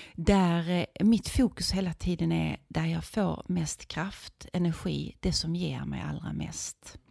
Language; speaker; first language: Swedish; native; Swedish